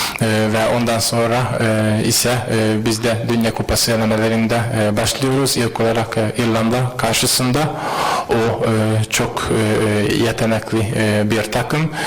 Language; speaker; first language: Turkish; non-native, fluent; Hungarian